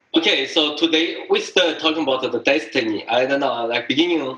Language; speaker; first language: English; non-native, learner; Chinese